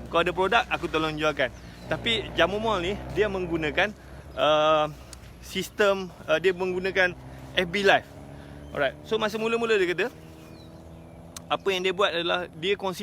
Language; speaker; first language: Malay; native; Malay